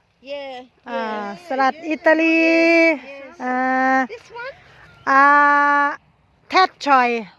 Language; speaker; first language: English; non-native, learner; Thai